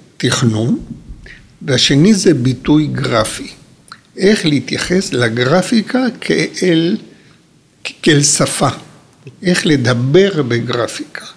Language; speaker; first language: Hebrew; non-native, fluent; Spanish